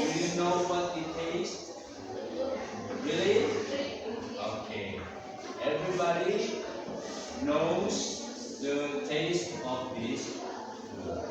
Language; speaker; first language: English; non-native, learner; Indonesian